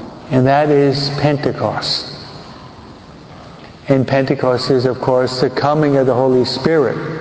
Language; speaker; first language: English; native; English